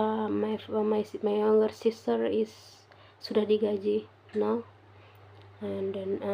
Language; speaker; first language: English; non-native, learner; Indonesian